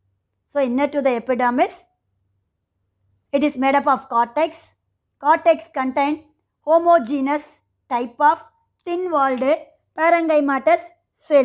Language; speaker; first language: English; non-native, local second language; Tamil